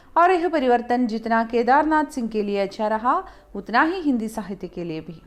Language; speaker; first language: Hindi; non-native, local second language; Malayalam